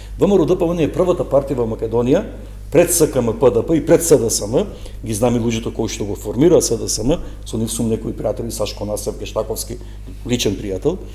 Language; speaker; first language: Macedonian; native; Macedonian